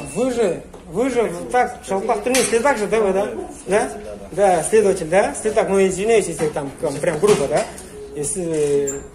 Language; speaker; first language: Russian; non-native, local second language; Kazakh